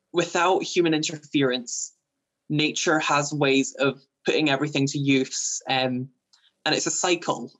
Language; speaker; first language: English; native; English